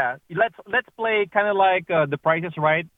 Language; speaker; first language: English; non-native, local second language; Filipino